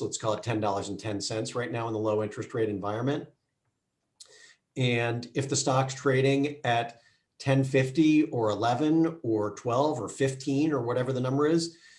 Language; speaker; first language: English; native; English